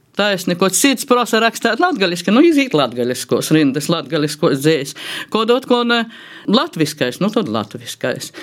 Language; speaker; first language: Latvian; native; Latvian